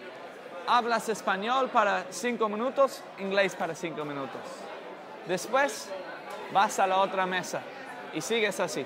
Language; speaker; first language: Spanish; non-native, fluent; English